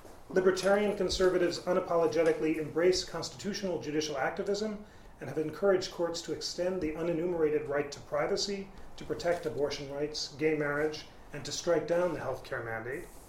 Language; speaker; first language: English; native; English